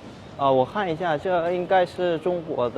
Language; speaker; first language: Chinese; non-native, fluent; Vietnamese